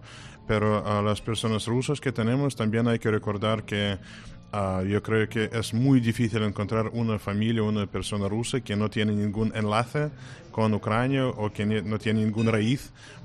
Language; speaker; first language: Spanish; non-native, fluent; Russian